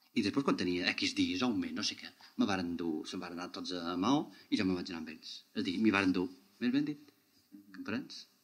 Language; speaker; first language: Catalan; native; Catalan